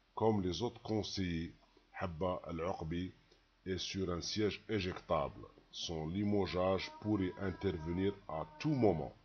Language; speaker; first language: French; non-native, local second language; Arabic